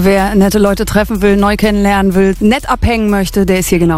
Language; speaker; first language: German; native; German